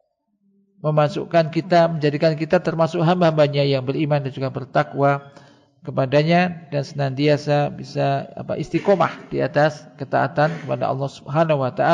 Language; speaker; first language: Indonesian; native; Indonesian